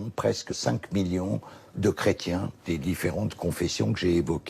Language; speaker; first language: French; native; French